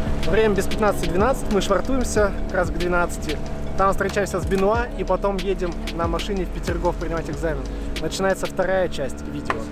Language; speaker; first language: Russian; native; Russian